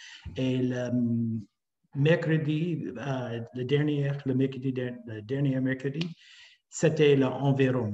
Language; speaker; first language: French; non-native, fluent; English